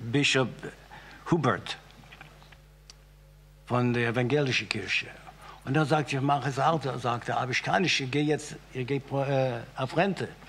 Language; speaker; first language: German; non-native, fluent; Yiddish